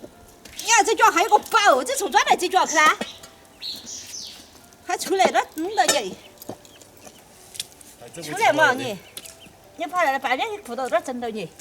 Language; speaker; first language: Chinese; native; Chinese